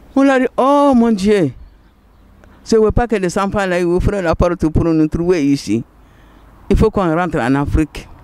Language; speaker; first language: French; non-native, local second language; Mandingo